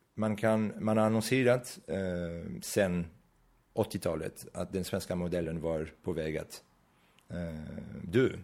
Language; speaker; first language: Swedish; non-native, fluent; French